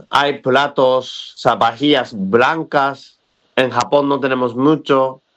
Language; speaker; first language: Spanish; non-native, fluent; Japanese